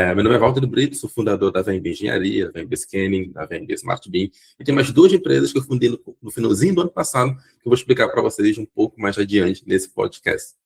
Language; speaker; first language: Portuguese; non-native, local second language; Kabuverdianu